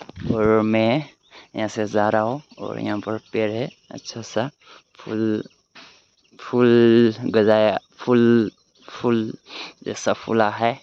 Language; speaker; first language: Hindi; non-native, local second language; Assamese